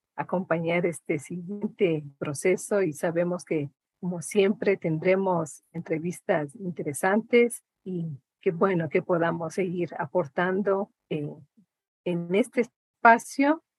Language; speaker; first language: Spanish; native; Spanish